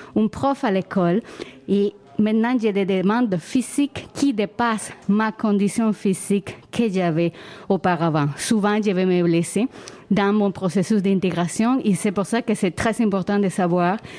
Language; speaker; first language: French; non-native, fluent; Spanish